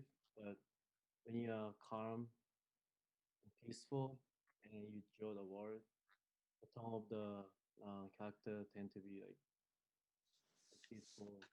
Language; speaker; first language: English; non-native, fluent; Japanese